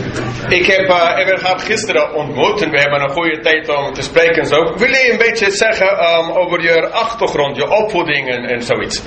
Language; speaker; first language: Dutch; non-native, fluent; English